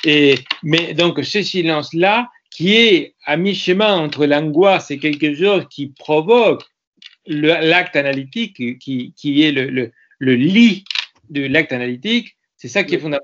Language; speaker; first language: French; non-native, fluent; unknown